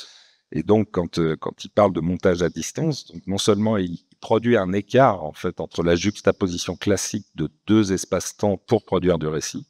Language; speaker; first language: French; native; French